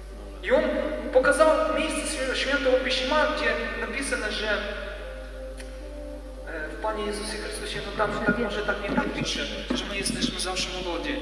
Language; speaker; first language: Polish; non-native, learner; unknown